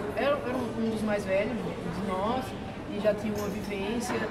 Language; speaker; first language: Portuguese; native; Portuguese